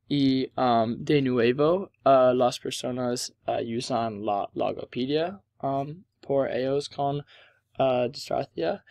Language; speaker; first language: Spanish; non-native, learner; English